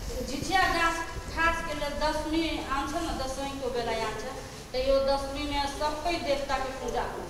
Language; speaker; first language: Nepali; non-native, local second language; Maithili